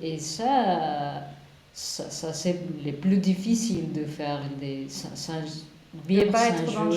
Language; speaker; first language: French; non-native, learner; Spanish